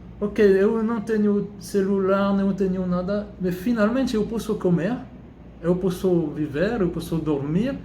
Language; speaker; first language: Portuguese; non-native, fluent; French